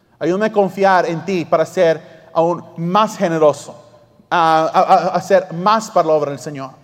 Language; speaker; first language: Spanish; early bilingual, heritage; Spanish